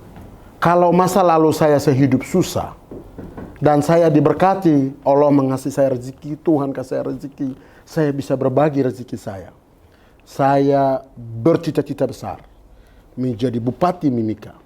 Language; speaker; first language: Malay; non-native, local second language; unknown